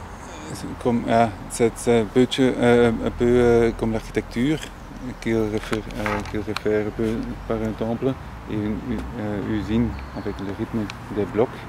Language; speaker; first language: French; non-native, local second language; Dutch